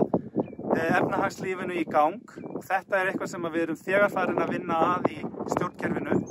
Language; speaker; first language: Icelandic; native; Icelandic